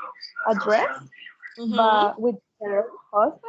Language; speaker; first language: English; non-native, learner; Spanish